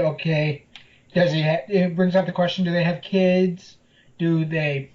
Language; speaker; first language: English; native; English